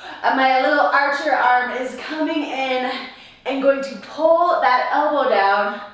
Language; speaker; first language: English; native; English